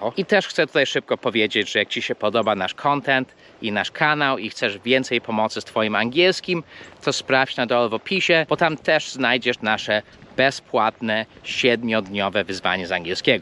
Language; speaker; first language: Polish; non-native, fluent; English